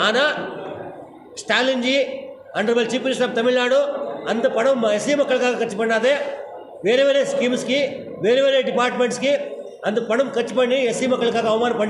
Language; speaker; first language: Tamil; non-native, learner; Kannada